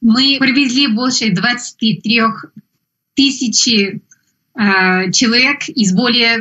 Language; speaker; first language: Russian; non-native, fluent; English